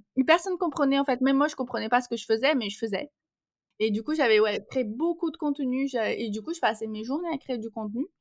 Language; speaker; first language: French; non-native, fluent; Portuguese